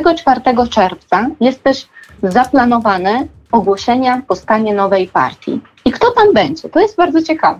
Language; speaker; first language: Polish; non-native, fluent; Georgian